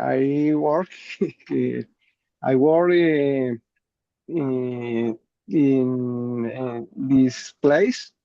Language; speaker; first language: English; non-native, learner; Spanish